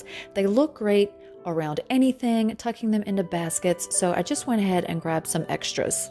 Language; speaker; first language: English; native; English